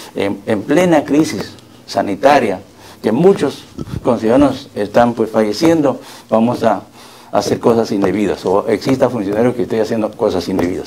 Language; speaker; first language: Spanish; native; Spanish